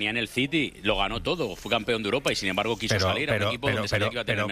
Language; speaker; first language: Spanish; native; Spanish